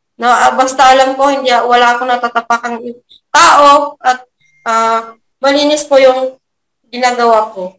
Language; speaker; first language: Filipino; native; Filipino